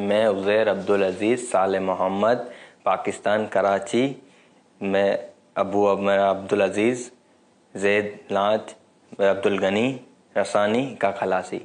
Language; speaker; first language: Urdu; non-native, learner; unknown